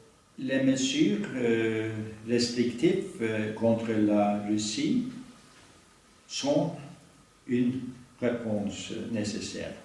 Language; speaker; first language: French; non-native, learner; Norwegian